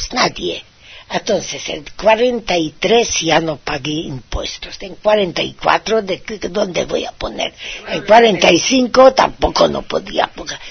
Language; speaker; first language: Spanish; non-native, fluent; Hungarian